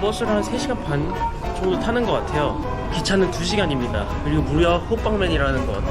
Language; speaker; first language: Korean; native; Korean